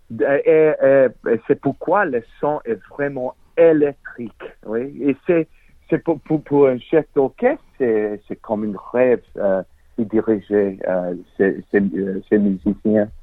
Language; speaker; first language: French; non-native, learner; English